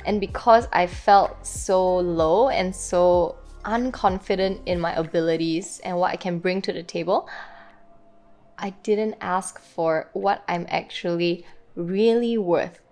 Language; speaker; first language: English; native; English